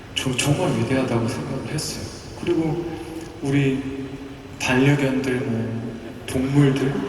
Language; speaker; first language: Korean; native; Korean